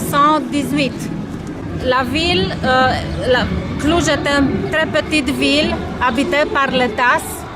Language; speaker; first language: French; non-native, fluent; Romanian